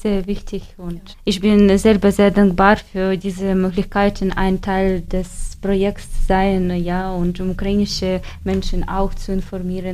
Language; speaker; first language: German; non-native, learner; Ukrainian